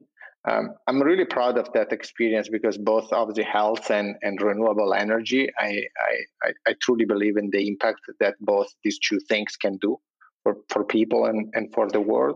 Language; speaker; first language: English; non-native, fluent; Italian